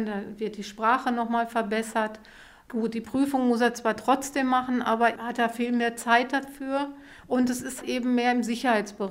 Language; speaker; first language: German; native; German